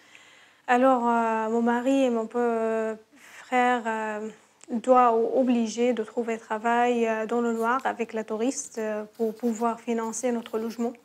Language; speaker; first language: French; non-native, learner; Arabic